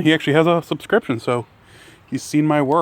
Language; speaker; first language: English; native; English